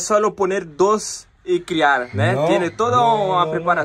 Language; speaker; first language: Spanish; non-native, learner; Portuguese